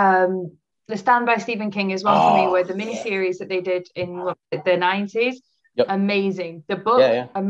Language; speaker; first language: English; native; English